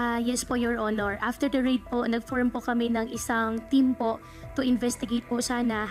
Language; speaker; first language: Filipino; native; Filipino